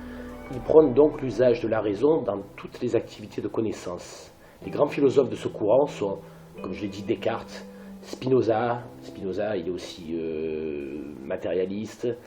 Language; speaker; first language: French; native; French